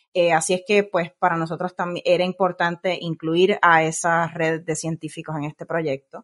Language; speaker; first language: Spanish; native; Spanish